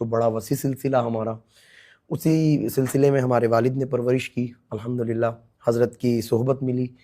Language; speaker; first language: Urdu; native; Urdu